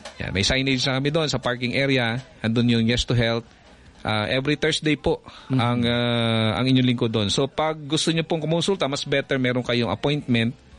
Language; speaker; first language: Filipino; native; Filipino